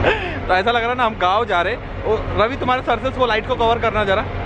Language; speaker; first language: Hindi; native; Hindi